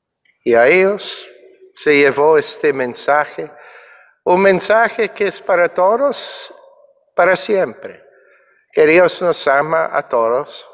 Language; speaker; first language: Spanish; non-native, fluent; English